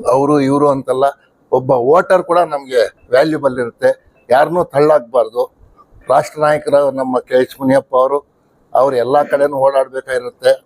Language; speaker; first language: Kannada; native; Kannada